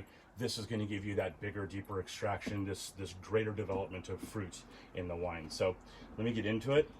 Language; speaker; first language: English; native; English